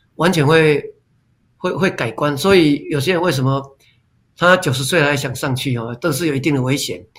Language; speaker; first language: Chinese; non-native, local second language; Min Nan Chinese